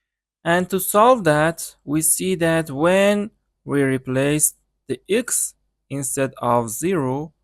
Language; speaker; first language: English; non-native, learner; Persian